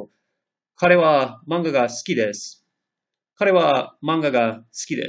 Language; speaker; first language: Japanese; non-native, fluent; English